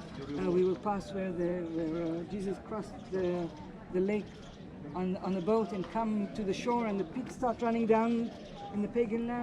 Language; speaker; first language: English; non-native, fluent; Hebrew